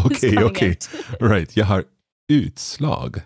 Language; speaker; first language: Swedish; non-native, learner; English